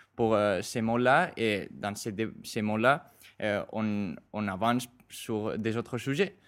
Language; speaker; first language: French; non-native, fluent; Spanish